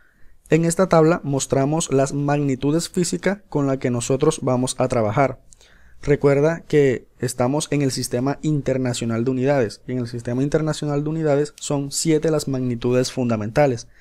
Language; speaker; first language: Spanish; native; Spanish